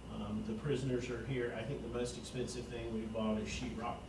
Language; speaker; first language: English; native; English